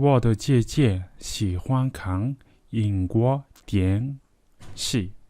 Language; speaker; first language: Chinese; non-native, learner; Mongolian